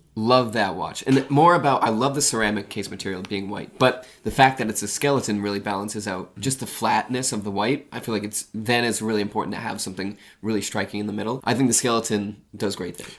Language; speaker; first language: English; native; English